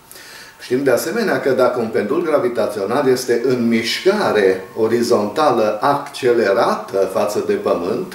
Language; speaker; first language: Romanian; native; Romanian